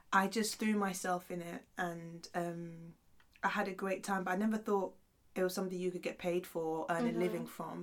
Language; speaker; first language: English; early bilingual, other home language; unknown